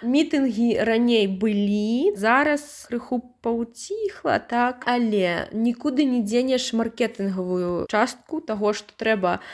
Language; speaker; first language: Belarusian; native; Belarusian